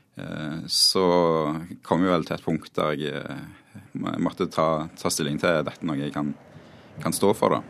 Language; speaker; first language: Norwegian; native; Norwegian